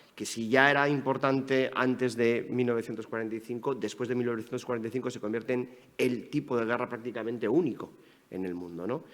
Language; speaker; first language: Spanish; native; Spanish